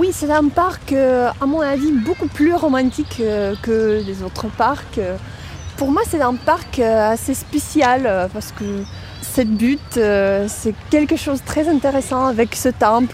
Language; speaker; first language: French; non-native, fluent; Russian